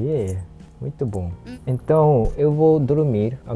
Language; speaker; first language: Portuguese; non-native, learner; Japanese